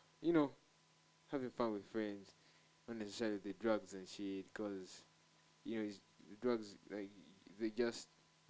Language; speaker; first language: English; non-native, local second language; Ganda